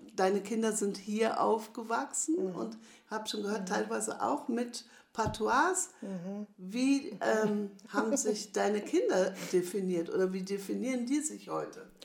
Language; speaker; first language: German; native; German